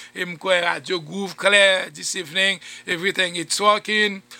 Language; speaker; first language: English; non-native, fluent; Haitian Creole